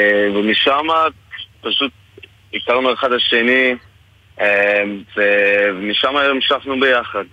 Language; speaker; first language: Hebrew; non-native, fluent; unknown